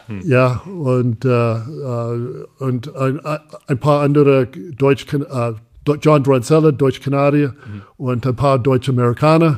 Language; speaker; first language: German; non-native, fluent; English